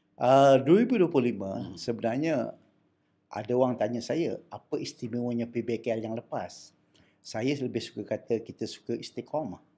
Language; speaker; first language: Malay; native; Malay